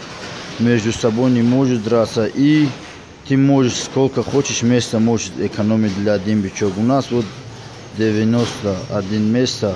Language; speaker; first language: Russian; non-native, fluent; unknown